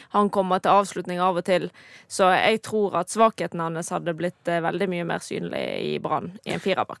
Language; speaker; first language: Norwegian; native; Norwegian